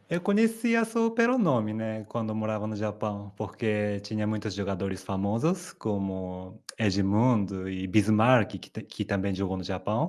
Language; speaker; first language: Portuguese; non-native, fluent; Japanese